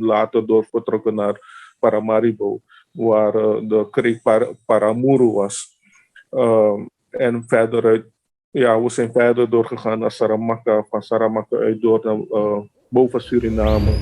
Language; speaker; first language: Dutch; non-native, local second language; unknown